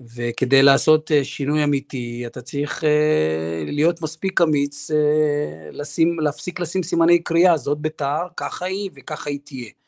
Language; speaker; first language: Hebrew; early bilingual, other home language; Russian